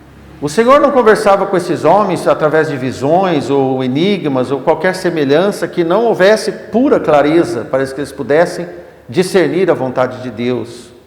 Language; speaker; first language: Portuguese; native; Portuguese